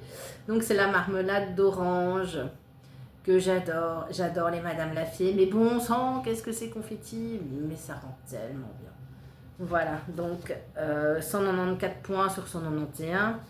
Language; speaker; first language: French; native; French